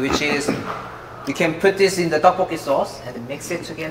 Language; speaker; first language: English; non-native, fluent; Korean